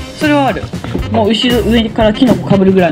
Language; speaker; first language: Japanese; native; Japanese